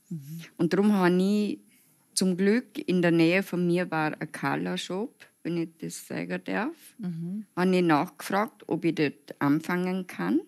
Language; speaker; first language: German; non-native, fluent; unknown